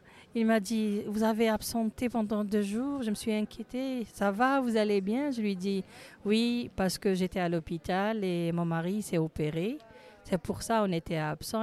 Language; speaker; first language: French; non-native, fluent; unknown